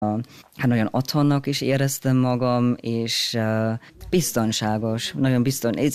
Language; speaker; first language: Hungarian; non-native, fluent; German